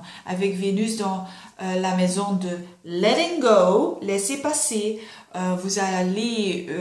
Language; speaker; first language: French; non-native, fluent; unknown